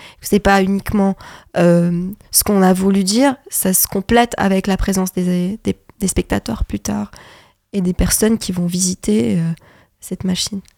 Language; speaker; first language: French; non-native, local second language; Arabic